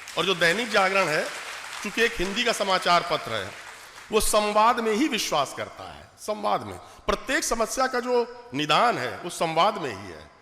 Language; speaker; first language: Hindi; native; Hindi